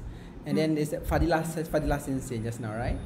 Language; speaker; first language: English; non-native, local second language; Malay